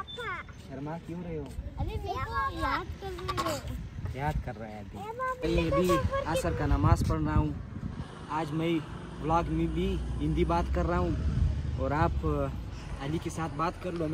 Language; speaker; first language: Hindi; non-native, fluent; Pashto